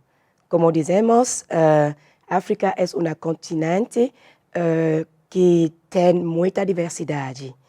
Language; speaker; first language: Portuguese; non-native, learner; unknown